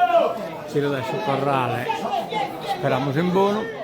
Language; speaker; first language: Italian; native; Italian